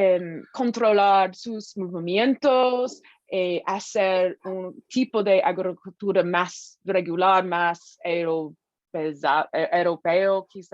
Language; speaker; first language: Spanish; non-native, fluent; English